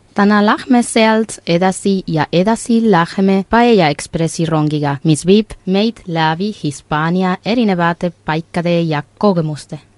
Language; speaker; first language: Estonian; non-native, fluent; Spanish